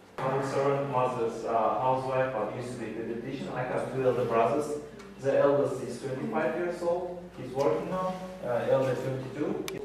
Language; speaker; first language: English; non-native, fluent; Kazakh